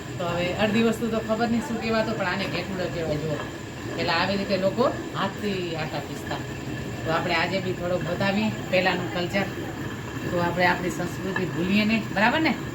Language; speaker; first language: Gujarati; non-native, local second language; Kachhi